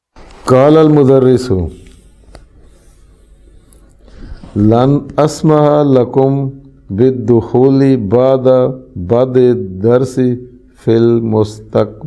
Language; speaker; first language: Arabic; non-native, learner; Urdu